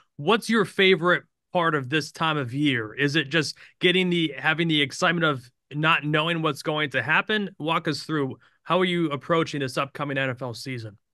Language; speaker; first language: English; native; English